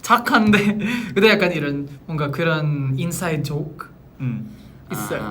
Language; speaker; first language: Korean; non-native, local second language; Filipino